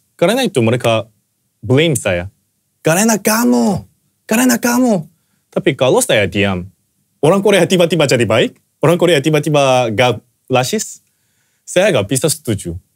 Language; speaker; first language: Indonesian; non-native, fluent; Korean